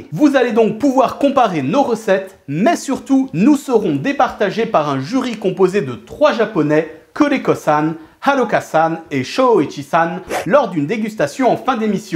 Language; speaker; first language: French; native; French